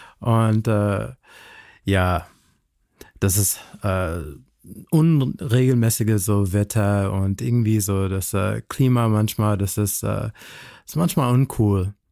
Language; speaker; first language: German; non-native, fluent; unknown